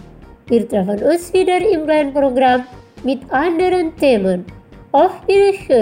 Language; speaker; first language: German; non-native, fluent; Indonesian